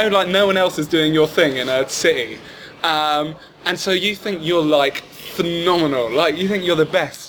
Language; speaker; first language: English; native; English